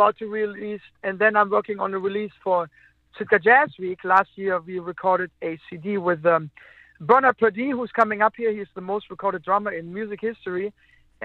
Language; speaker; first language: English; non-native, fluent; German